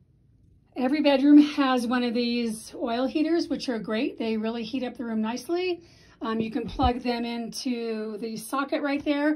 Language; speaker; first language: English; native; English